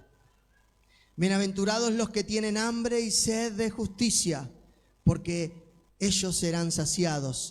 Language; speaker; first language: Spanish; native; Spanish